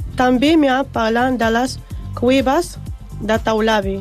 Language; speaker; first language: Catalan; non-native, learner; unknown